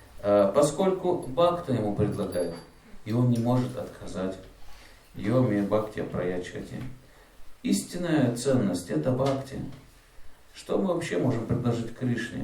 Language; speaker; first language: Russian; native; Russian